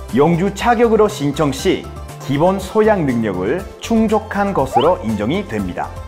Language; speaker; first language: Korean; non-native, fluent; Spanish